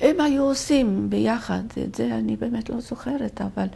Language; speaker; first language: Hebrew; non-native, fluent; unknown